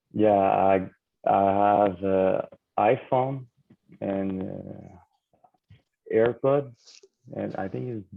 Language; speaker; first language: English; non-native, learner; French